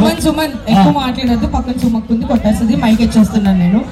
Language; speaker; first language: Telugu; native; Telugu